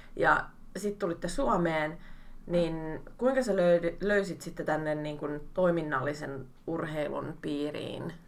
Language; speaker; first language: Finnish; native; Finnish